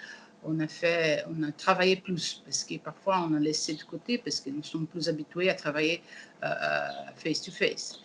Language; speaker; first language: French; non-native, learner; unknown